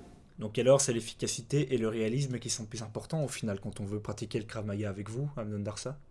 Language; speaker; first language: French; native; French